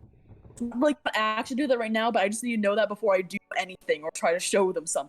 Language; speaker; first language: English; native; English